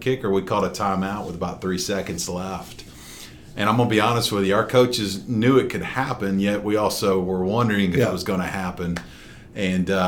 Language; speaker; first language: English; native; English